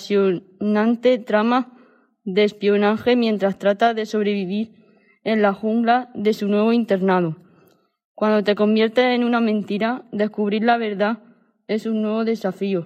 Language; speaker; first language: Spanish; native; Spanish